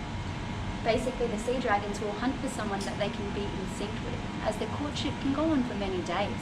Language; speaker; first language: English; native; English